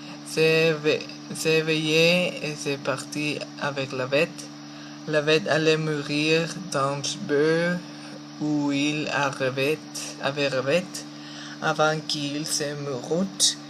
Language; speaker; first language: French; non-native, learner; Spanish